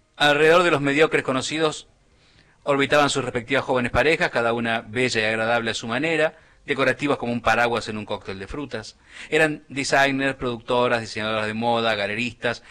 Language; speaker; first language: Spanish; native; Spanish